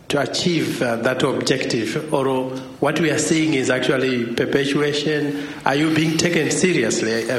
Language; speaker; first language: English; non-native, local second language; Shona